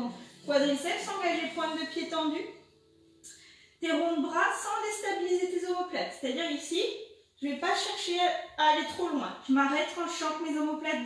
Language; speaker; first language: French; native; French